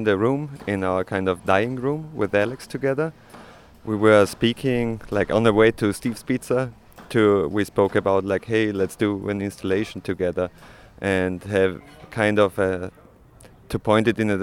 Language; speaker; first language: English; non-native, fluent; Spanish